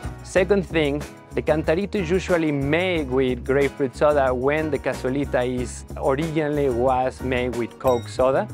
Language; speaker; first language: English; non-native, fluent; Spanish